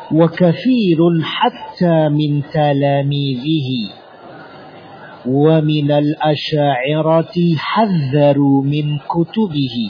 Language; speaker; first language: Arabic; non-native, fluent; Indonesian